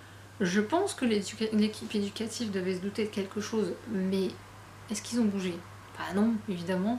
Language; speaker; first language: French; native; French